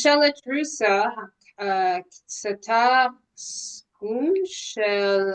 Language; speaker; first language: Hebrew; non-native, learner; English